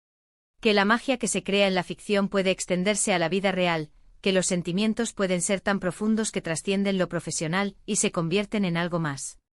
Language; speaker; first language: Spanish; native; Spanish